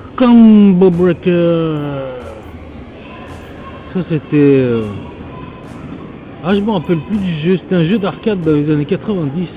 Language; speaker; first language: French; native; French